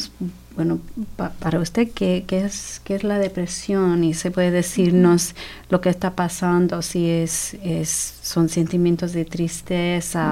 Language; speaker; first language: Spanish; early bilingual, heritage; Spanish